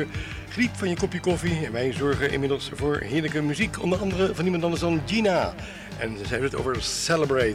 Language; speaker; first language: Dutch; native; Dutch